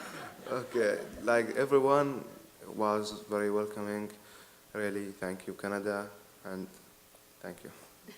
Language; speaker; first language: English; non-native, learner; Arabic